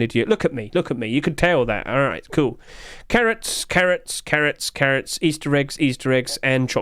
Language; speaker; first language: English; native; English